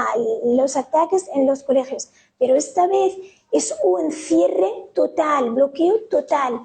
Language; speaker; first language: Spanish; non-native, fluent; Arabic